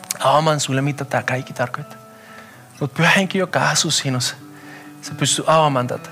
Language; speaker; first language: Finnish; non-native, fluent; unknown